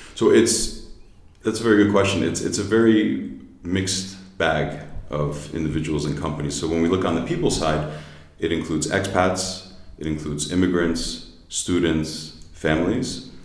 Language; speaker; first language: English; native; English